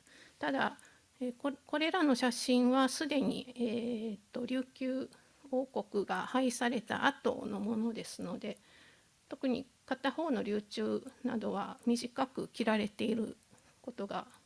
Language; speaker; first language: Japanese; native; Japanese